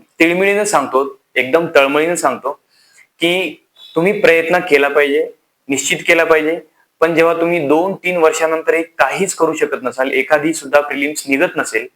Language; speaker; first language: Marathi; native; Marathi